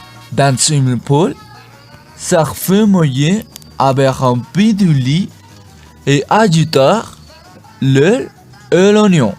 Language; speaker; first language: French; non-native, learner; Spanish